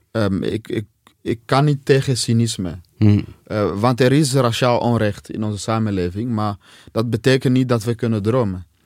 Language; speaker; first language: Dutch; non-native, fluent; Swahili